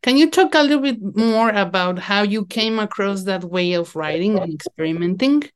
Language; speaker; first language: English; non-native, fluent; Spanish